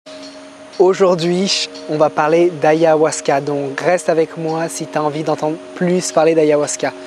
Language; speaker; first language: French; native; French